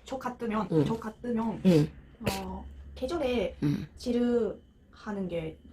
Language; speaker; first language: Korean; non-native, learner; Japanese